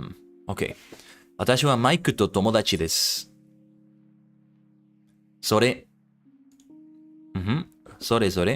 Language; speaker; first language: Japanese; non-native, learner; English